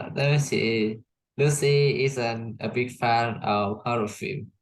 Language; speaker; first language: English; non-native, learner; Vietnamese